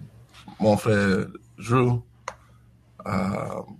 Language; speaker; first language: French; non-native, learner; English